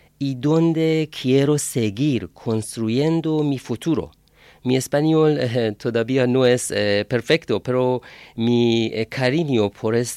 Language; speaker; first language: Spanish; non-native, fluent; Persian